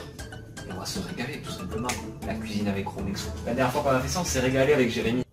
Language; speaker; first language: French; native; French